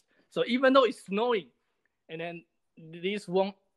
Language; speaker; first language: English; non-native, fluent; Chinese